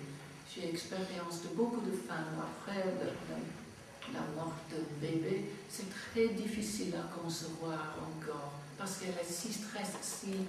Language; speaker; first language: French; non-native, fluent; English